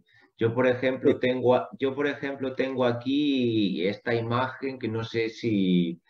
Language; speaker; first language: Spanish; native; Spanish